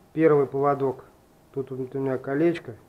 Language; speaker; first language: Russian; native; Russian